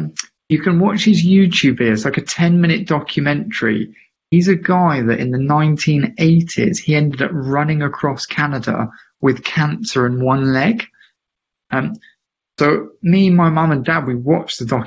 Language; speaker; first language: English; native; English